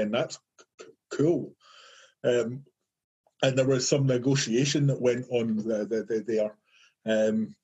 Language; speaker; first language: English; native; English